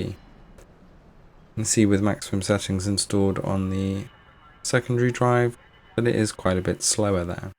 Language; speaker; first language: English; native; English